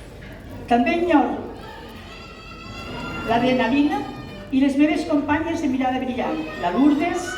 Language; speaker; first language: Catalan; native; Catalan